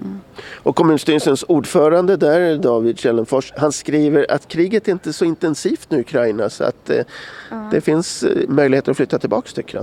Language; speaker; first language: Swedish; native; Swedish